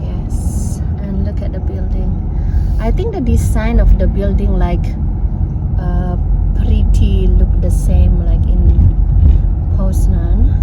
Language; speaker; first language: English; non-native, fluent; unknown